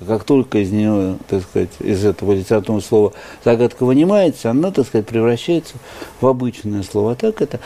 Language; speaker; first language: Russian; native; Russian